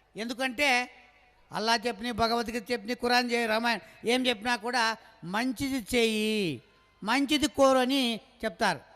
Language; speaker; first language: Telugu; non-native, local second language; Kannada